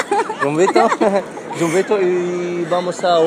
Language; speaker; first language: Spanish; non-native, learner; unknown